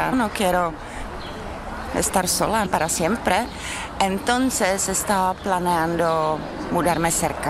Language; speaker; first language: Spanish; non-native, learner; Czech